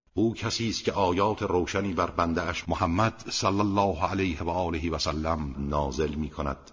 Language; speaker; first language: Persian; native; Persian